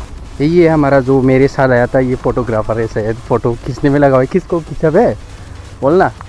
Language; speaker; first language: Hindi; non-native, local second language; Bodo